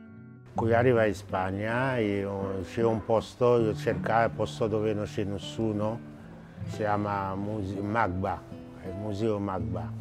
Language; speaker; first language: Italian; non-native, learner; Haitian Creole